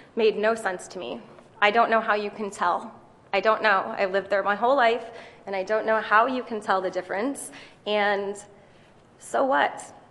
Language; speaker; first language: English; native; English